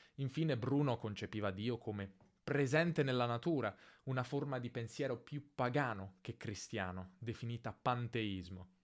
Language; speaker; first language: Italian; native; Italian